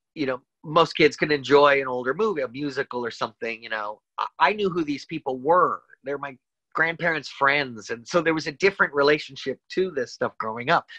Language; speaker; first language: English; native; English